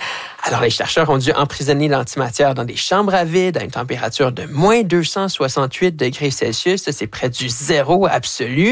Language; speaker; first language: French; native; French